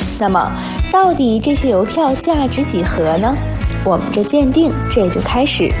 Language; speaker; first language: Chinese; native; Chinese